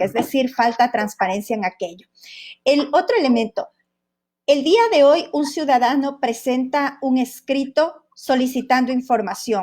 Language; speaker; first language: Spanish; native; Spanish